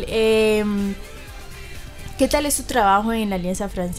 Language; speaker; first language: Spanish; native; Spanish